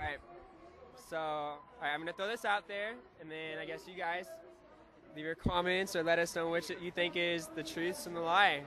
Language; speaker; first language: English; native; English